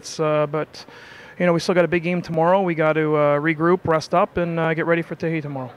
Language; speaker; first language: English; native; English